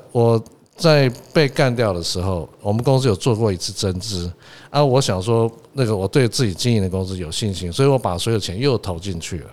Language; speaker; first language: Chinese; native; Chinese